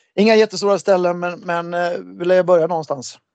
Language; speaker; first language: Swedish; native; Swedish